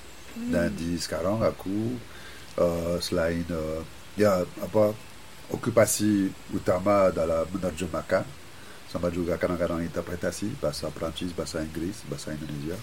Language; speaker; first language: Indonesian; non-native, fluent; French